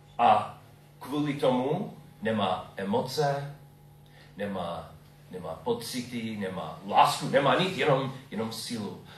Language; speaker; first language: Czech; non-native, fluent; English